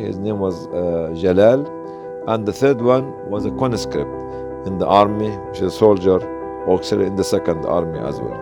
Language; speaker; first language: English; non-native, fluent; Arabic